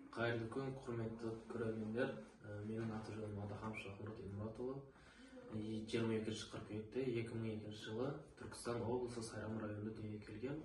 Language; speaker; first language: Kazakh; non-native, local second language; Uzbek